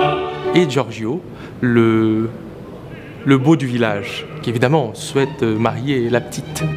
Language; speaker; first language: French; non-native, fluent; Portuguese